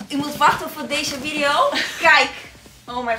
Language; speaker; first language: Dutch; non-native, learner; Italian